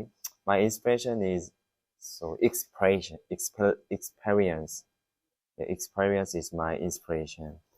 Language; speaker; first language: English; non-native, learner; Korean